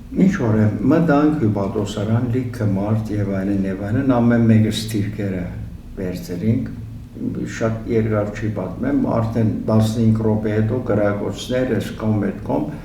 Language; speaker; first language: Armenian; early bilingual, heritage; Armenian